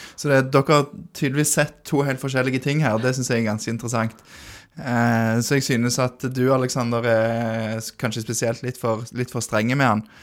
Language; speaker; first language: Norwegian; native; Norwegian